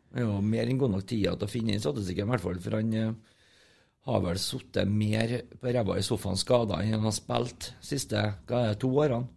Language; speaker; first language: Norwegian; native; Norwegian